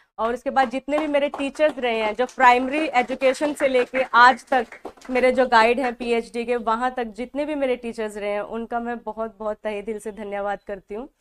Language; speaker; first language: Hindi; non-native, local second language; Punjabi